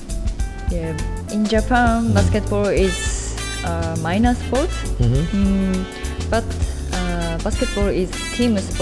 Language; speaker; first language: English; non-native, learner; Japanese